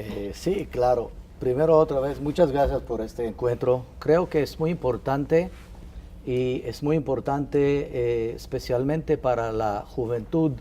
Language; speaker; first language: Spanish; non-native, fluent; Hebrew